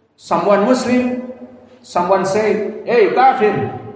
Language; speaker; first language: English; non-native, learner; Indonesian